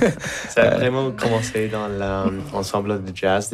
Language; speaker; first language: French; non-native, fluent; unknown